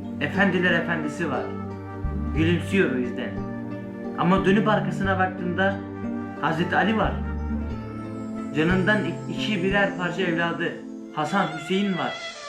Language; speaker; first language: Turkish; native; Turkish